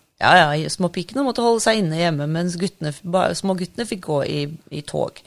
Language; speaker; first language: Norwegian; native; Norwegian